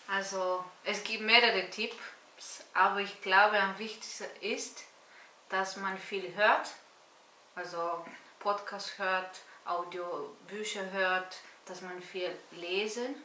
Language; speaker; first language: German; non-native, fluent; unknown